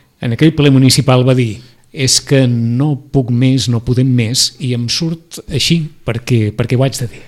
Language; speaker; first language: Catalan; native; Catalan